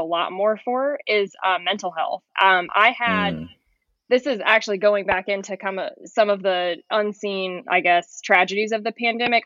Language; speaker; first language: English; native; English